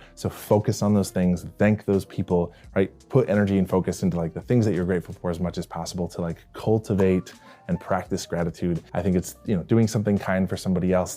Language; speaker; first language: English; native; English